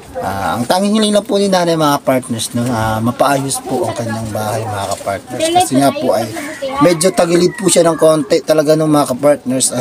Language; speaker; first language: Filipino; non-native, local second language; Cebuano